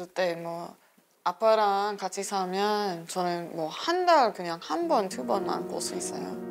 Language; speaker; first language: Korean; non-native, learner; English